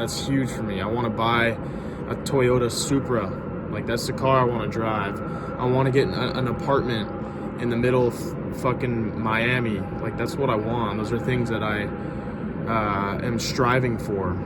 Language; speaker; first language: English; native; English